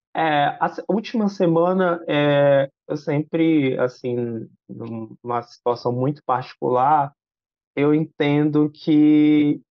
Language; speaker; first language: Portuguese; native; Portuguese